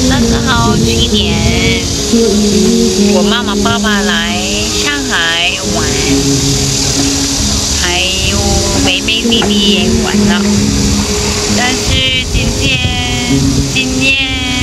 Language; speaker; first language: Chinese; non-native, learner; Korean